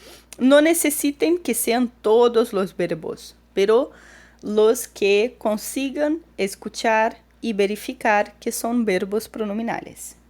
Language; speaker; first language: Spanish; non-native, fluent; Portuguese